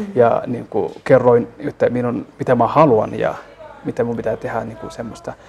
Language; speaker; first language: Finnish; non-native, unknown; Somali